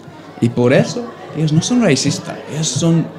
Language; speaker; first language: Spanish; non-native, fluent; English